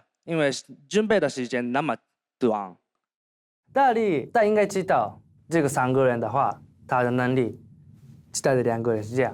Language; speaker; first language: Chinese; non-native, learner; Korean